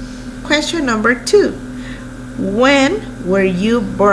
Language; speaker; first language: English; non-native, fluent; Spanish